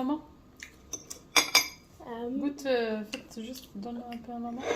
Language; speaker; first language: French; non-native, fluent; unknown